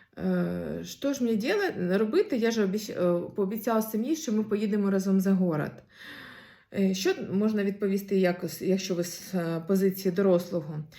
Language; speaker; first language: Ukrainian; non-native, local second language; Russian